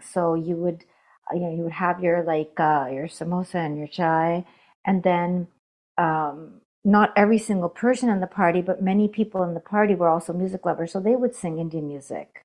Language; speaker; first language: English; non-native, fluent; Hindi